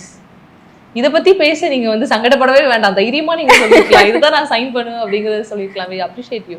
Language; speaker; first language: Tamil; native; Tamil